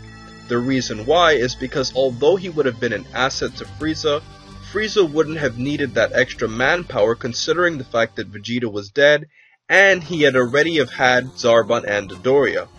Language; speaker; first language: English; native; English